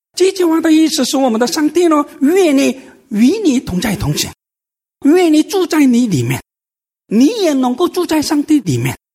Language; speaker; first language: Chinese; non-native, fluent; Korean